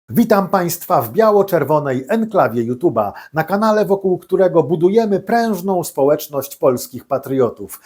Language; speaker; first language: Polish; native; Polish